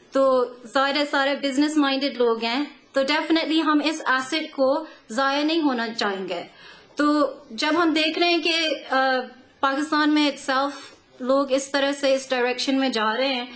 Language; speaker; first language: Urdu; early bilingual, heritage; Urdu